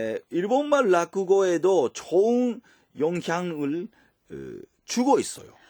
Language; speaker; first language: Korean; non-native, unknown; Japanese